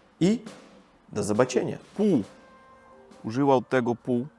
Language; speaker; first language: Polish; non-native, fluent; Russian